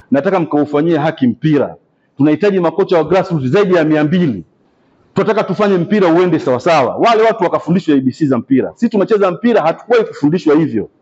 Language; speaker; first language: Swahili; native; Swahili